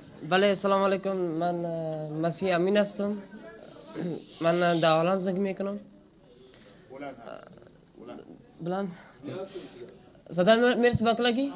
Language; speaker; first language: Persian; non-native, learner; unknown